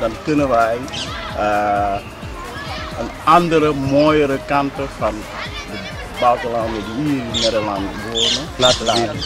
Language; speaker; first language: Dutch; non-native, fluent; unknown